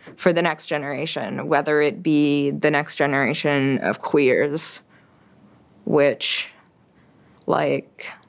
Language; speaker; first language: English; early bilingual, other home language; French